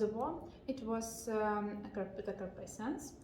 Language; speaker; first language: English; non-native, learner; Ukrainian